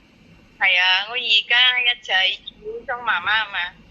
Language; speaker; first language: Cantonese; non-native, learner; Indonesian